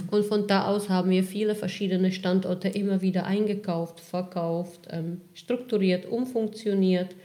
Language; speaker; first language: German; non-native, fluent; Czech